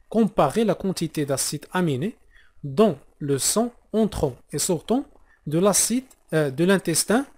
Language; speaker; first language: French; non-native, local second language; Arabic